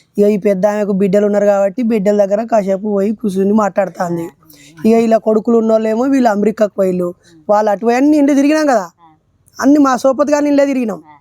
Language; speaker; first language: Telugu; native; Telugu